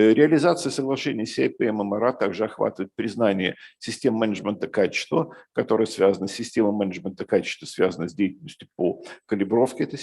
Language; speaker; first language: Russian; native; Russian